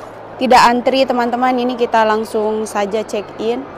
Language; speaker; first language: Indonesian; native; Indonesian